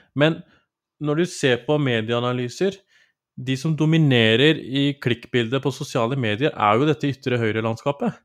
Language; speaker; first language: Norwegian; early bilingual, other home language; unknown